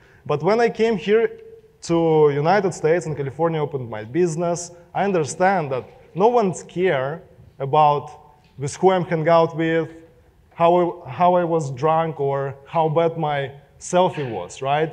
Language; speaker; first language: English; non-native, fluent; Russian